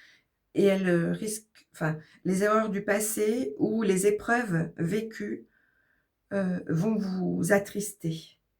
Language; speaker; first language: French; native; French